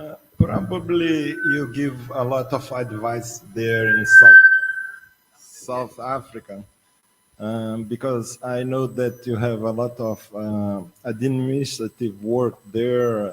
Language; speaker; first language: English; non-native, fluent; Portuguese